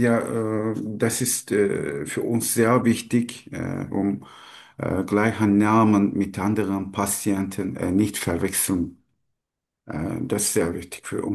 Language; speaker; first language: German; non-native, learner; Turkish